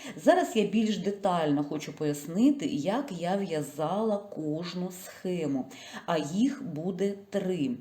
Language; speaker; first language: Ukrainian; non-native, local second language; Russian